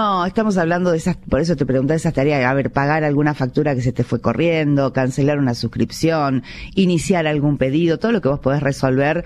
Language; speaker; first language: Spanish; native; Spanish